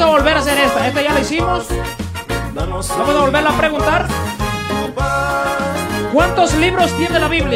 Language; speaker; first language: Spanish; native; Spanish